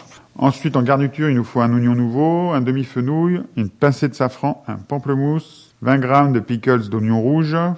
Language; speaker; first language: French; native; French